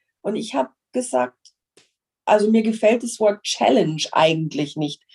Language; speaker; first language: German; non-native, fluent; English